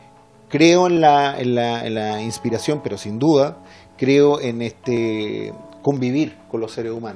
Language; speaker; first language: Spanish; native; Spanish